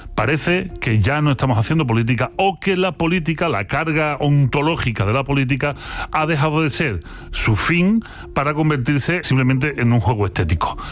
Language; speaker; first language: Spanish; native; Spanish